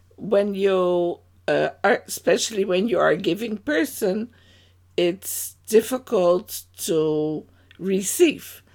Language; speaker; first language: English; non-native, fluent; Dutch